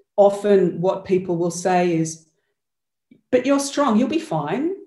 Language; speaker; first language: English; native; English